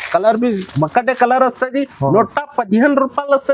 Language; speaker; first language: Telugu; non-native, local second language; Urdu